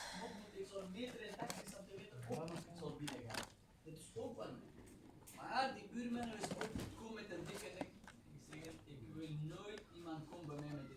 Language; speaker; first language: Dutch; non-native, learner; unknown